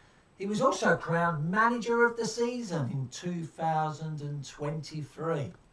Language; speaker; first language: English; native; English